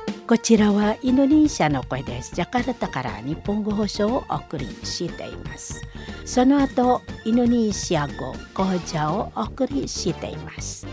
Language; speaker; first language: Japanese; non-native, fluent; Indonesian